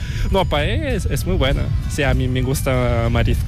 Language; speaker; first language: Spanish; non-native, fluent; Korean